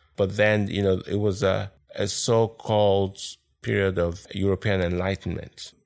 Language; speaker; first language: English; non-native, local second language; Yoruba